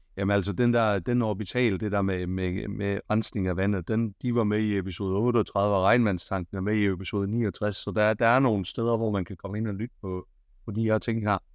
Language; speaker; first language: Danish; native; Danish